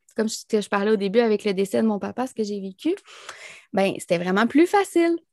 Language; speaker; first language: French; native; French